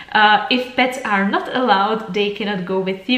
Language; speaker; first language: English; non-native, fluent; Czech